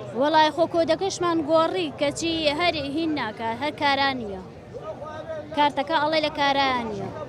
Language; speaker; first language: Central Kurdish; native; Central Kurdish